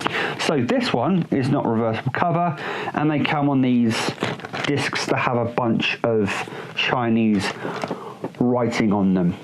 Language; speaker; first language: English; native; English